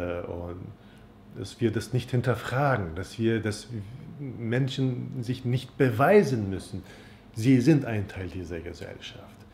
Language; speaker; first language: German; non-native, fluent; Turkish